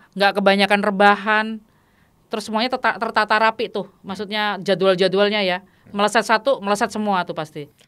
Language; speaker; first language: Indonesian; native; Indonesian